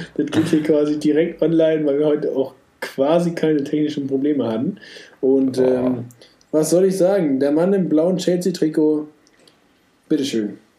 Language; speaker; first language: German; native; German